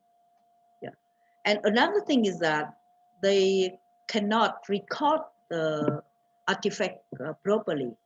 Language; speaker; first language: English; non-native, fluent; Vietnamese